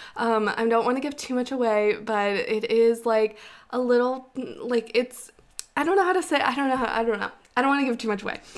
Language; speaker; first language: English; native; English